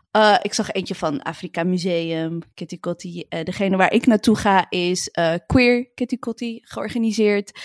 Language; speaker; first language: Dutch; early bilingual, other home language; Arabic